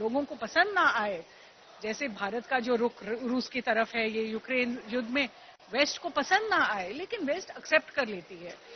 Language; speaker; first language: Hindi; native; Hindi